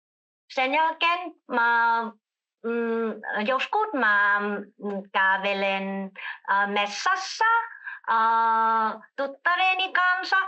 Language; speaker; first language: Finnish; non-native, learner; Vietnamese